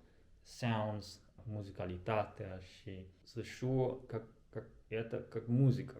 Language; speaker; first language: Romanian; non-native, learner; Japanese